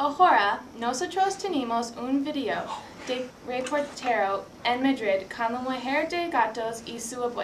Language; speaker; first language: Spanish; non-native, learner; English